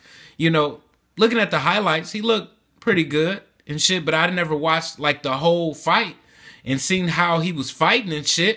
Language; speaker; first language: English; native; English